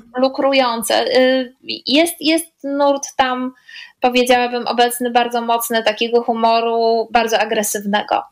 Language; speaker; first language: Polish; native; Polish